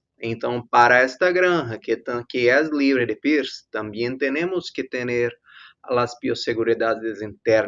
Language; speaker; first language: Spanish; non-native, fluent; Portuguese